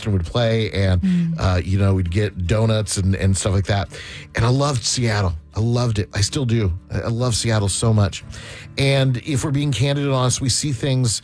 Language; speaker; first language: English; native; English